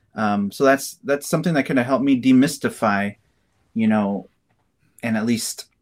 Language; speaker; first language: English; native; English